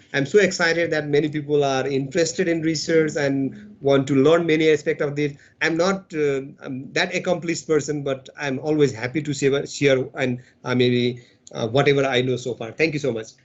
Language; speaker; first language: English; non-native, local second language; Nepali